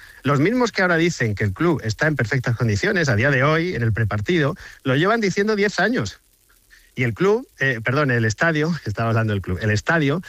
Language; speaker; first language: Spanish; native; Spanish